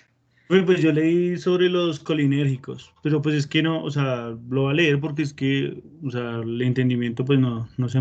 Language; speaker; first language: Spanish; native; Spanish